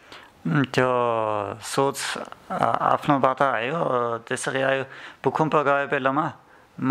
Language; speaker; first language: Nepali; non-native, learner; German